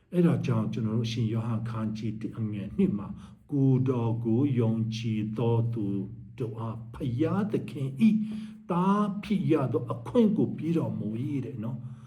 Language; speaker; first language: Burmese; non-native, local second language; Tedim Chin